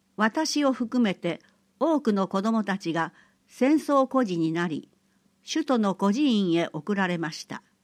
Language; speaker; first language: Japanese; early bilingual, other home language; Persian